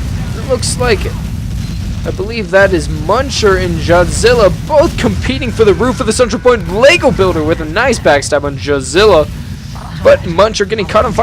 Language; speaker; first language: English; native; English